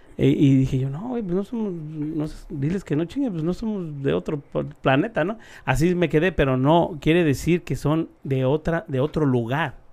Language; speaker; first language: Spanish; native; Spanish